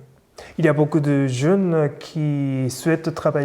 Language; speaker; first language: French; non-native, fluent; Japanese